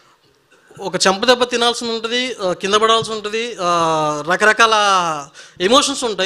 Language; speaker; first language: Telugu; native; Telugu